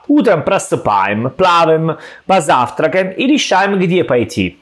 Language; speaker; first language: Russian; non-native, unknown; Italian